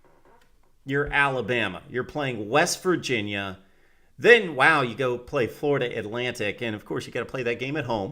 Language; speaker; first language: English; native; English